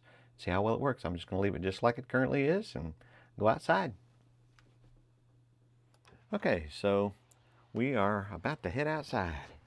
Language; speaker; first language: English; native; English